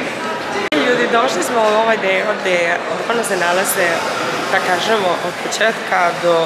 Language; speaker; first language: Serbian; early bilingual, heritage; Serbian